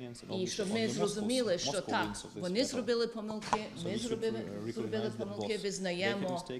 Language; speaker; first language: Ukrainian; early bilingual, heritage; Ukrainian